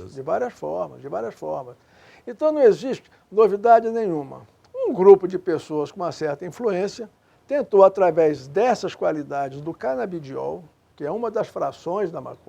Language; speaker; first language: Portuguese; native; Portuguese